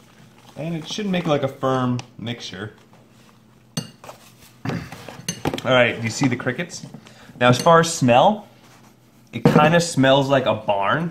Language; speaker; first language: English; native; English